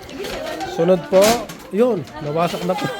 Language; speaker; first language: Filipino; native; Filipino